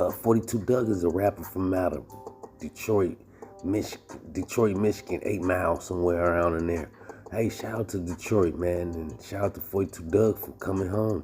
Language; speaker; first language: English; native; English